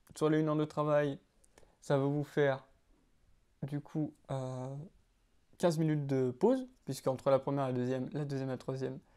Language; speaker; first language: French; native; French